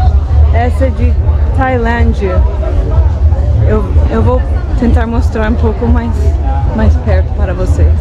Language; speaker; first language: Portuguese; non-native, fluent; English